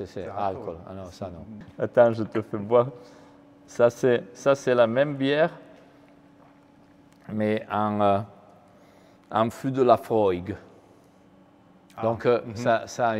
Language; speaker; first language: French; non-native, fluent; Italian